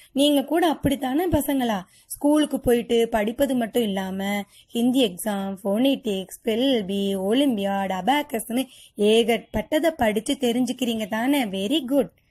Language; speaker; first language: Tamil; native; Tamil